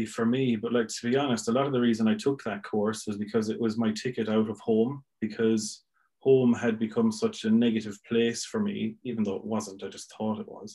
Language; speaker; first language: English; native; English